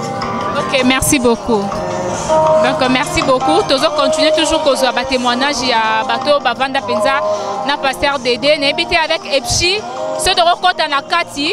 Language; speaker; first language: French; non-native, local second language; Lingala